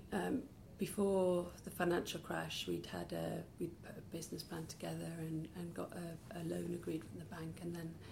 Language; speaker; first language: English; native; English